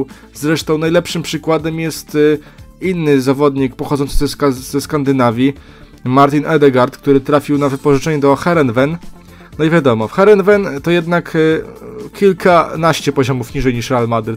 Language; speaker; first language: Polish; native; Polish